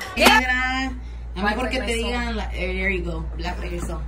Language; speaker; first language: Spanish; early bilingual, heritage; Spanish